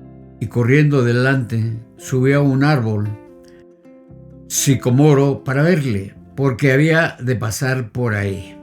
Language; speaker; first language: Spanish; native; Spanish